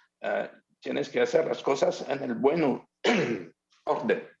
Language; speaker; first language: Spanish; non-native, learner; French